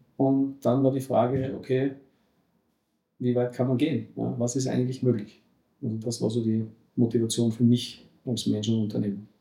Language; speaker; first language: German; native; German